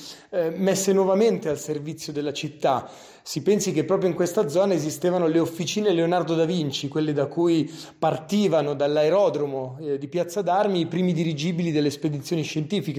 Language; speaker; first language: Italian; native; Italian